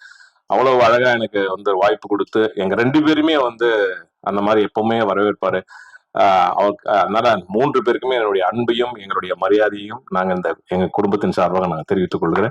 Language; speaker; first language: Tamil; native; Tamil